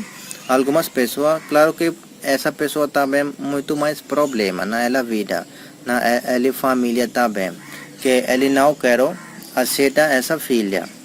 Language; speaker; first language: Portuguese; non-native, learner; Hindi